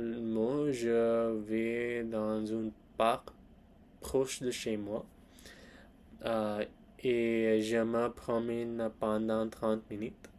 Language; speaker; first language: French; non-native, learner; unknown